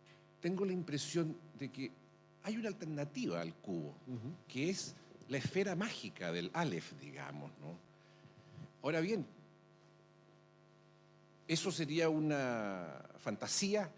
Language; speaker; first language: Spanish; native; Spanish